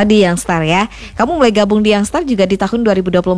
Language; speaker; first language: Indonesian; native; Indonesian